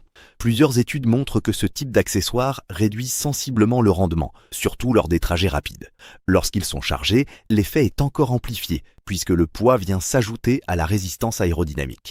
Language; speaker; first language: French; native; French